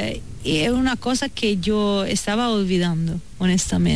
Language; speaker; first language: Spanish; non-native, fluent; Italian